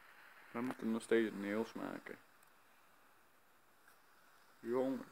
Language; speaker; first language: Dutch; native; Dutch